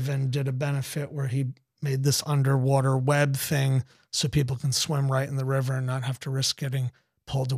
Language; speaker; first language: English; native; English